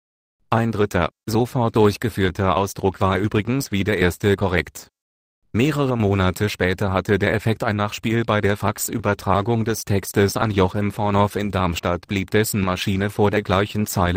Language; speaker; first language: German; native; German